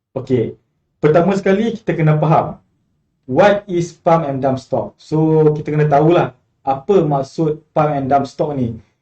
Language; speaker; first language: Malay; native; Malay